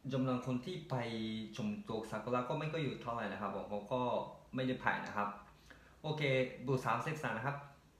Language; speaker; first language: Thai; native; Thai